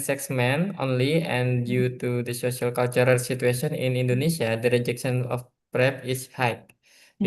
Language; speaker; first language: English; non-native, learner; Indonesian